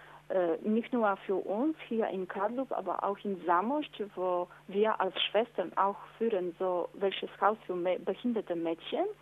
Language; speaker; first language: German; non-native, learner; Polish